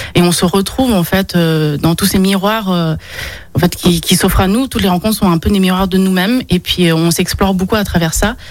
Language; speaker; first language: French; early bilingual, other home language; Chinese